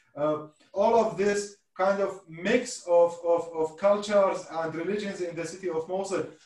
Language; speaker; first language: English; non-native, fluent; Arabic